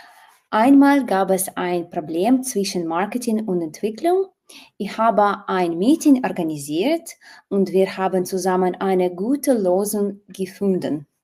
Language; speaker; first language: German; non-native, learner; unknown